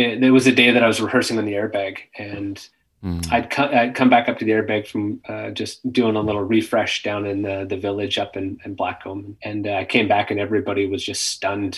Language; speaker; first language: English; native; English